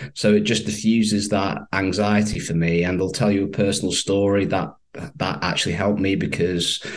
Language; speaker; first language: English; native; English